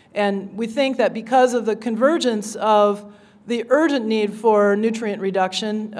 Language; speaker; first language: English; native; English